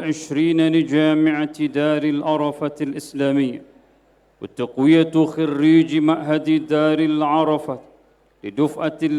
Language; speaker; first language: Arabic; non-native, fluent; Indonesian